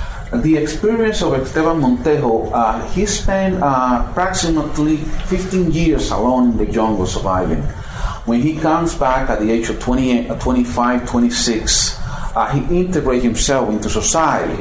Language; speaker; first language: English; non-native, fluent; Spanish